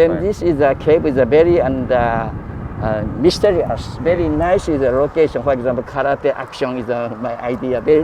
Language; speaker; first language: English; non-native, learner; Japanese